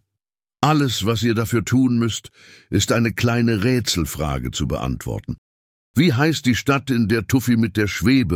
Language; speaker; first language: German; native; German